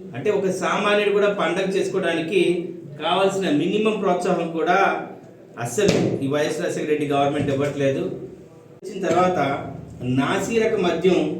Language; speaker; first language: Telugu; native; Telugu